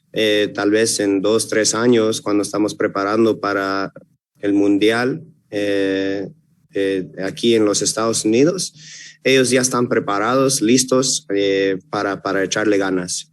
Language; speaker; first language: Spanish; early bilingual, heritage; Spanish